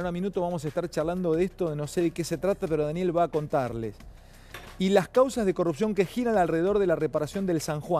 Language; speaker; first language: Spanish; native; Spanish